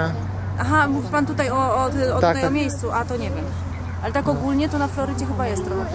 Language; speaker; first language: Polish; native; Polish